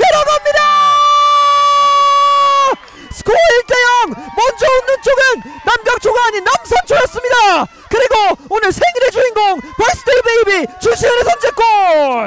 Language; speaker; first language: Korean; native; Korean